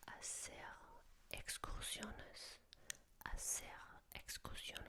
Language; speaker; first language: Spanish; non-native, learner; German